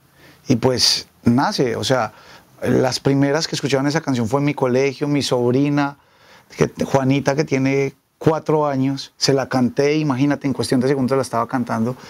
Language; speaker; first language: Spanish; native; Spanish